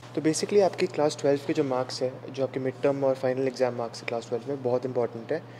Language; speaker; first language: Hindi; non-native, local second language; Bangla